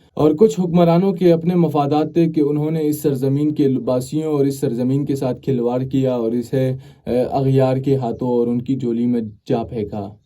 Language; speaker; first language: Urdu; non-native, local second language; Pashto